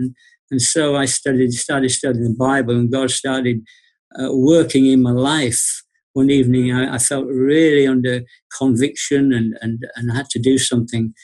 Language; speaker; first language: English; native; English